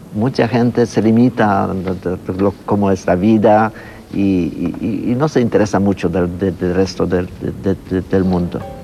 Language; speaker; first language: Spanish; non-native, fluent; Polish